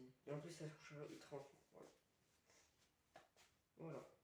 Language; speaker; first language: French; native; French